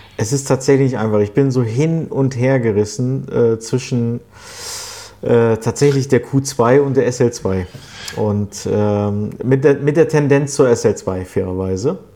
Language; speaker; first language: German; early bilingual, other home language; Turkish